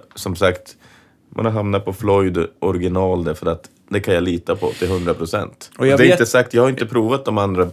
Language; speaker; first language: Swedish; native; Swedish